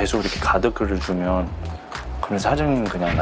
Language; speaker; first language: Korean; early bilingual, heritage; English